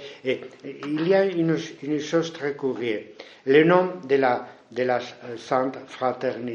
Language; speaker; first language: French; non-native, fluent; Spanish